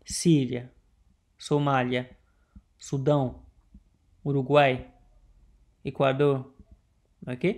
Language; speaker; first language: Portuguese; non-native, learner; Haitian Creole